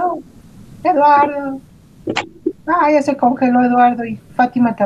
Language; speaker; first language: Spanish; native; Spanish